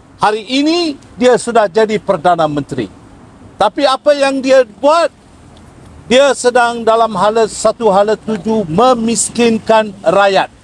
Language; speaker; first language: Malay; non-native, local second language; Tamil